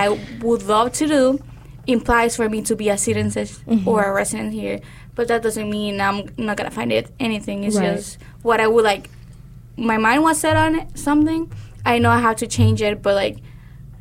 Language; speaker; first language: English; non-native, fluent; Spanish